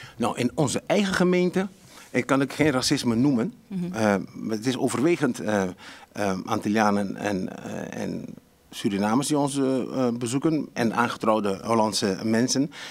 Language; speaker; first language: Dutch; non-native, local second language; Papiamento